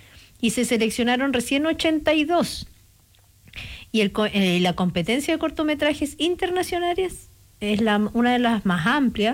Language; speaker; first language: Spanish; native; Spanish